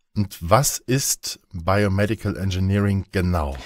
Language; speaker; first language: German; native; German